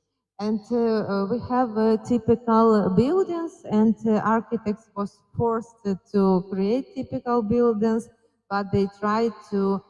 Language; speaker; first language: English; non-native, fluent; Ukrainian